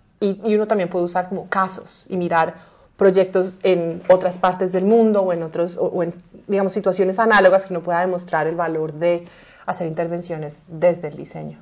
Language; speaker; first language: Spanish; native; Spanish